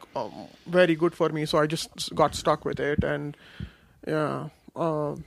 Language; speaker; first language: English; non-native, local second language; Kashmiri